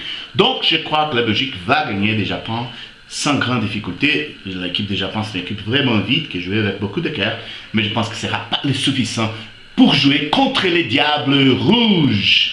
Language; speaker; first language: French; non-native, fluent; Portuguese